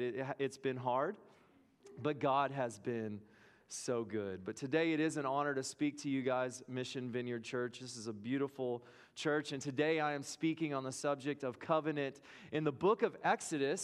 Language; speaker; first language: English; native; English